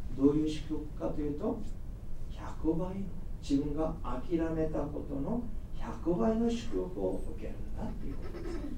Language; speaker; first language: Japanese; non-native, fluent; Korean